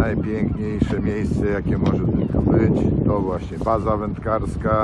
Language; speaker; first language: Polish; native; Polish